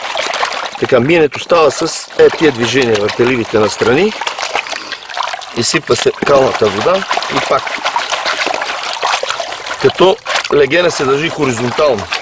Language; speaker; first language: Bulgarian; native; Bulgarian